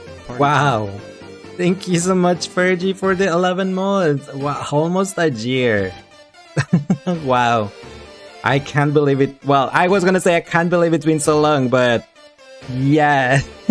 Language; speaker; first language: English; non-native, fluent; Spanish